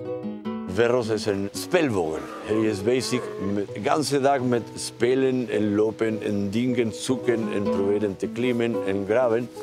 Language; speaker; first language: Dutch; non-native, learner; Spanish